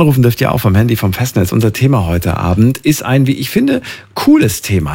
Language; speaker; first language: German; native; German